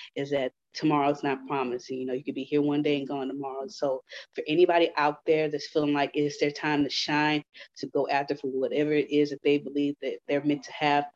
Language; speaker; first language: English; native; English